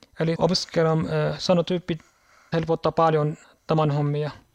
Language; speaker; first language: Finnish; non-native, learner; Arabic